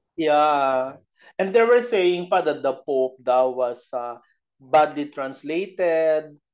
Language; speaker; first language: English; non-native, local second language; Bikol